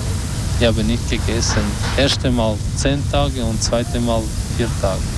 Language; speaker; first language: German; non-native, learner; Albanian